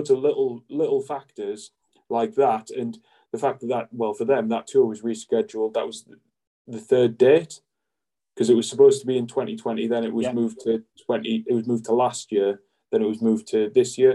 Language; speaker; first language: English; native; English